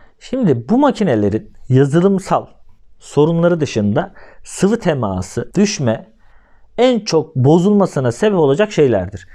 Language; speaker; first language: Turkish; native; Turkish